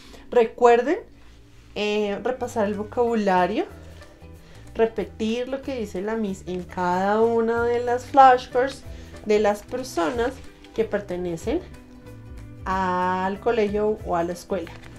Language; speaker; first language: Spanish; native; Spanish